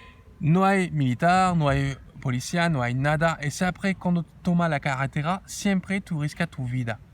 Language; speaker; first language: Spanish; non-native, learner; French